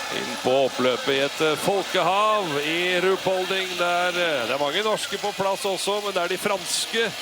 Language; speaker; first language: Norwegian; native; Norwegian